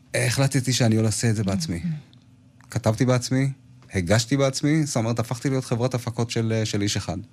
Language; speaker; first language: Hebrew; early bilingual, other home language; Amharic